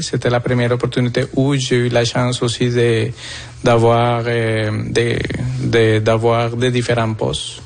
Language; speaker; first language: French; non-native, fluent; Spanish